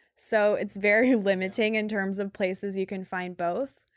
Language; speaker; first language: English; native; English